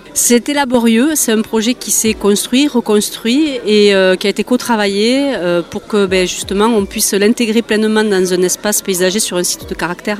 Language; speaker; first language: French; native; French